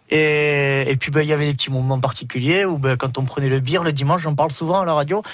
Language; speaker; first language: French; native; French